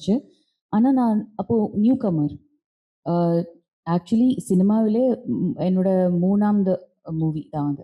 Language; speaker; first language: Tamil; non-native, local second language; Malayalam